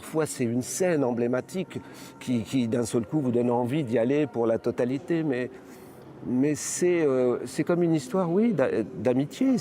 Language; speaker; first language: French; native; French